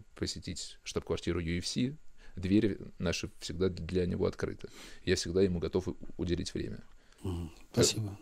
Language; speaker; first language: Russian; native; Russian